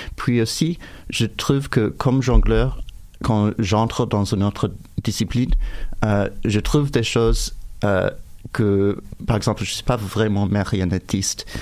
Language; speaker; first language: French; non-native, fluent; English